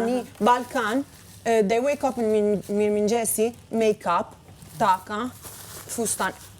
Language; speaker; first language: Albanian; early bilingual, heritage; Albanian